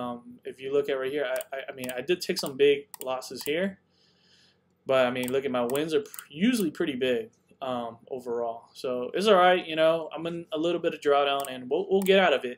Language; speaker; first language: English; native; English